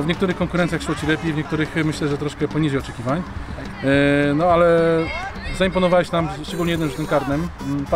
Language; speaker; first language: Polish; native; Polish